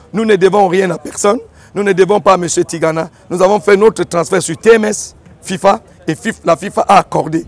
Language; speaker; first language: French; native; French